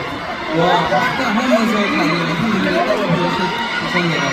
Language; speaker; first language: Korean; non-native, fluent; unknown